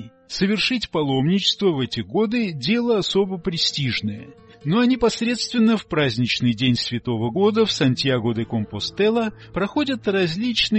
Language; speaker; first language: Russian; native; Russian